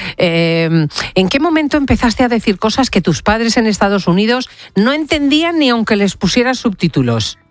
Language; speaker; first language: Spanish; native; Spanish